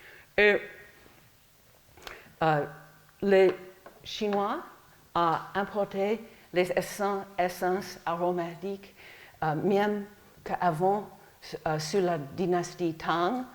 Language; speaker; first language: French; non-native, fluent; English